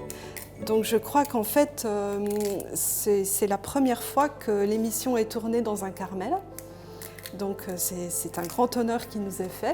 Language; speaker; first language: French; native; French